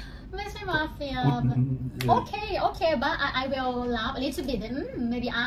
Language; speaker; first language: English; non-native, learner; Thai